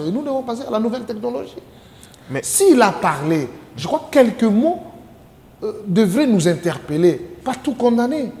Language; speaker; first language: French; non-native, local second language; Lingala